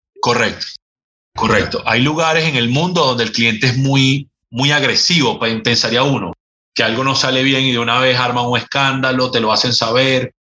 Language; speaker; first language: Spanish; native; Spanish